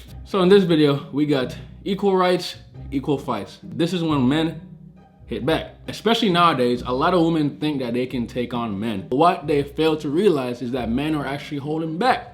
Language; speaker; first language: English; native; English